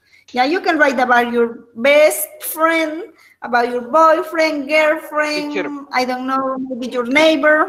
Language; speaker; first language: English; non-native, learner; Spanish